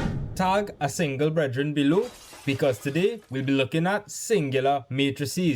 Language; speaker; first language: English; native; English